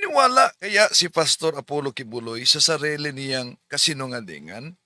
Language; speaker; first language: Filipino; native; Filipino